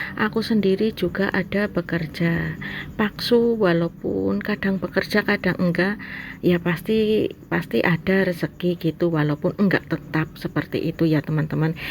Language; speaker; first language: Indonesian; non-native, local second language; Javanese